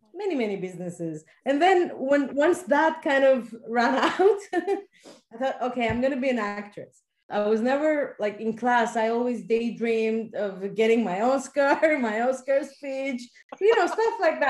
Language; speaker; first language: English; non-native, fluent; Greek